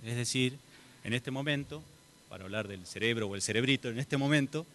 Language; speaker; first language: Spanish; native; Spanish